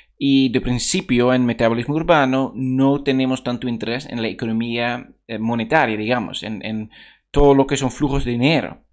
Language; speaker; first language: Spanish; non-native, fluent; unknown